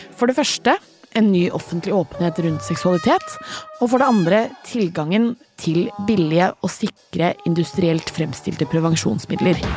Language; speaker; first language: Norwegian; native; Norwegian